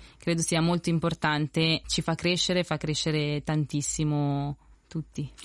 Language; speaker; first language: Italian; early bilingual, other home language; Spanish